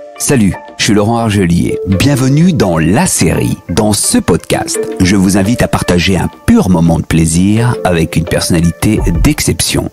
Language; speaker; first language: French; native; French